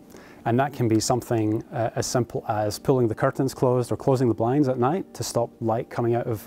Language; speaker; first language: English; native; English